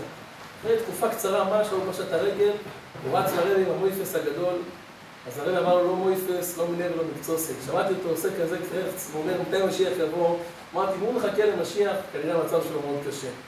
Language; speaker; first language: Hebrew; native; Hebrew